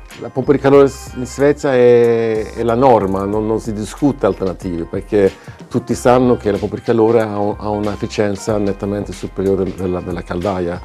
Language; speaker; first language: Italian; non-native, fluent; Swedish